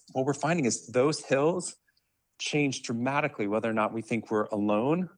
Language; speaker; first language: English; native; English